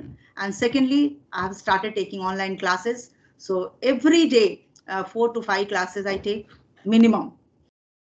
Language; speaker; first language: English; non-native, fluent; Hindi